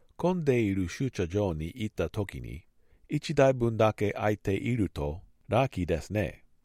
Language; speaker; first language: Japanese; non-native, learner; English